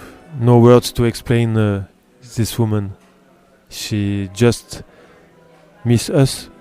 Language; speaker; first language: English; non-native, learner; French